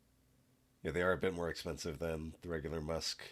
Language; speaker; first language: English; native; English